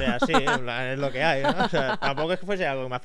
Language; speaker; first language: Spanish; native; Spanish